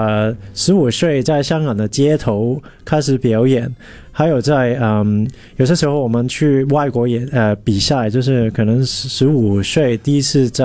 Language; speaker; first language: Chinese; non-native, local second language; Cantonese